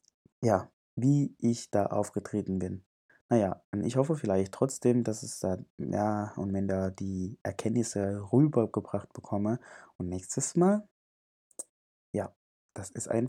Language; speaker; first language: German; non-native, fluent; Indonesian